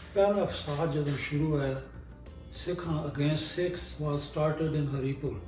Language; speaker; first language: English; non-native, local second language; Punjabi